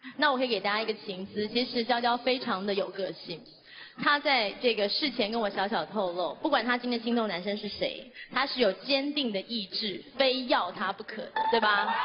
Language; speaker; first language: Chinese; native; Chinese